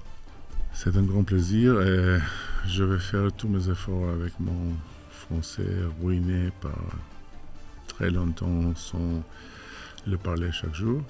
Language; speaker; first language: French; non-native, fluent; Albanian